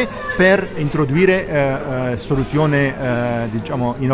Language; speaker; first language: Italian; non-native, learner; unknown